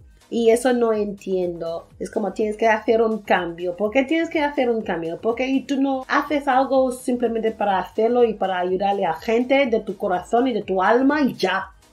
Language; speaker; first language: Spanish; non-native, fluent; English